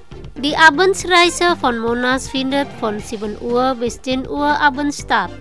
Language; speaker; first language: German; non-native, fluent; Indonesian